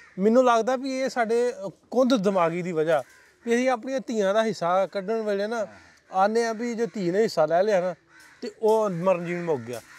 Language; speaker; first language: Punjabi; native; Punjabi